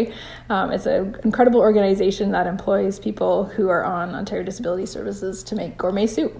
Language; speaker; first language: English; native; English